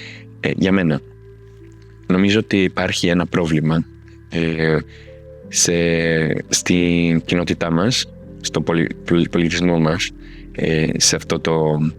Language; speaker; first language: Greek; non-native, fluent; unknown